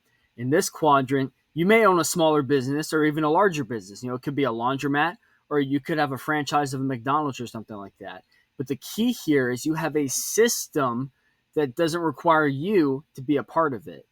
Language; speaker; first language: English; native; English